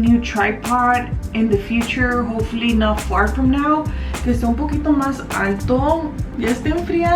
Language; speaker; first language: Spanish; early bilingual, heritage; English